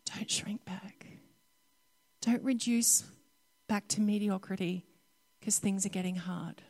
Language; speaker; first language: English; native; English